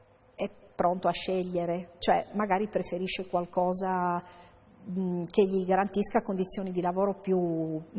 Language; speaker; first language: Italian; native; Italian